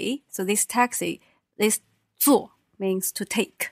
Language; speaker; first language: English; non-native, fluent; Chinese